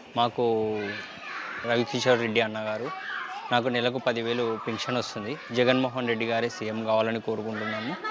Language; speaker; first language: Telugu; native; Telugu